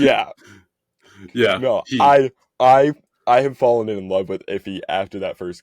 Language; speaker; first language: English; native; English